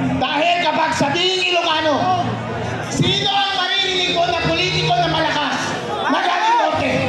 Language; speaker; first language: Filipino; non-native, local second language; Iloko